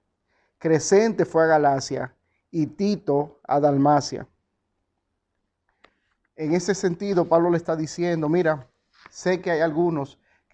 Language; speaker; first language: Spanish; native; Spanish